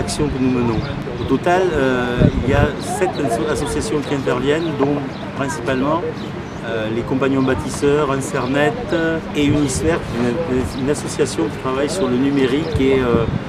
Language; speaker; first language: French; native; French